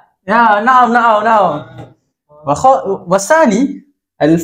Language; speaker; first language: Arabic; non-native, learner; Malay